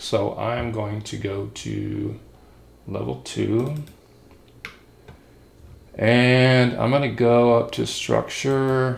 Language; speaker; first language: English; native; English